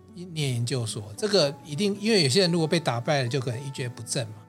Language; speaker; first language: Chinese; native; Chinese